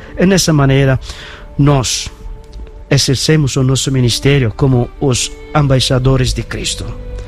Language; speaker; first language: Portuguese; non-native, fluent; Bangla